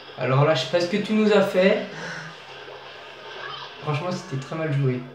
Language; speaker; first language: French; native; French